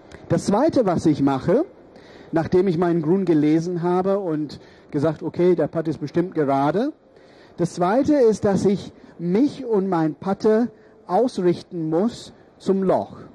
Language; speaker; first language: German; non-native, fluent; English